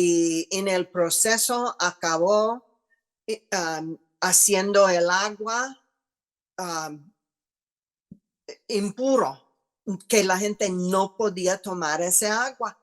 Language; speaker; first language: Spanish; non-native, fluent; English